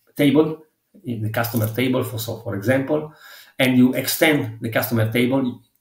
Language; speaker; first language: English; non-native, fluent; Italian